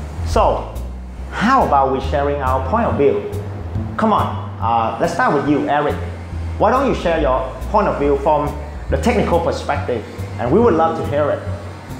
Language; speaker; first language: English; non-native, fluent; Vietnamese